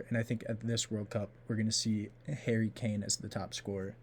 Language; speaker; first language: English; native; English